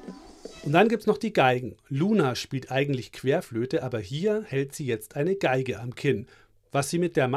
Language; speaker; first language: German; native; German